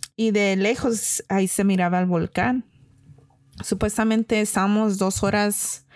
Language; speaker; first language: Spanish; early bilingual, heritage; Spanish